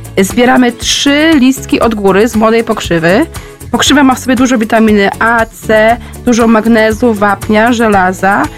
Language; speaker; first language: Polish; native; Polish